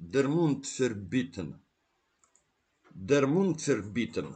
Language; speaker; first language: German; non-native, learner; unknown